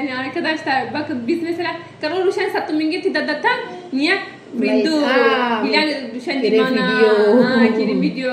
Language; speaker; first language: Indonesian; non-native, learner; Turkish